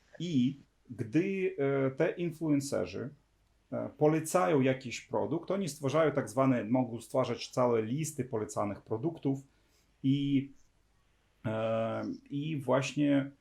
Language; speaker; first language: Polish; non-native, fluent; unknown